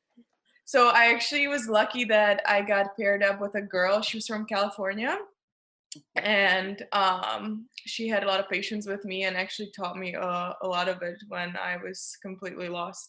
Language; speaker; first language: English; non-native, fluent; Czech